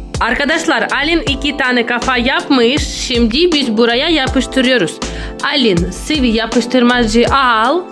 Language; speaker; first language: Turkish; non-native, learner; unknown